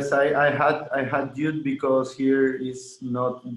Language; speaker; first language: English; non-native, learner; Spanish